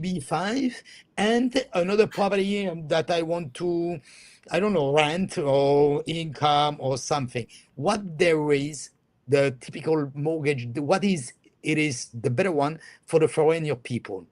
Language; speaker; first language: English; non-native, fluent; French